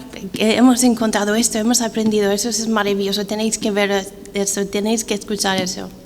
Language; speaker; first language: Spanish; non-native, fluent; English